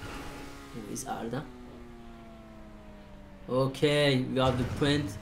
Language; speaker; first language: English; non-native, learner; French